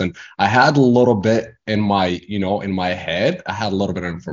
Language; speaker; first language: English; non-native, fluent; Arabic